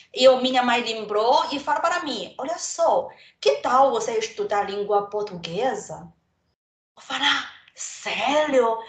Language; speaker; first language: Portuguese; non-native, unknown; Chinese